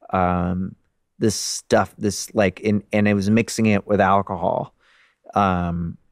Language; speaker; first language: English; native; English